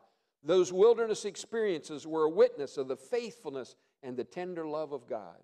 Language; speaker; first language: English; native; English